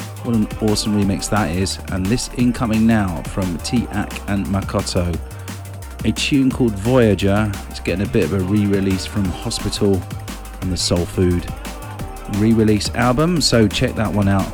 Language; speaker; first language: English; native; English